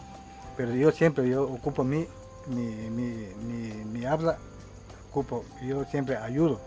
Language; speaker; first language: Spanish; non-native, local second language; Quechua